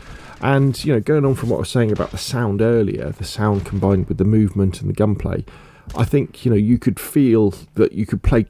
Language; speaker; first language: English; native; English